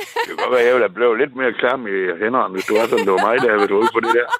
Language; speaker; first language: Danish; native; Danish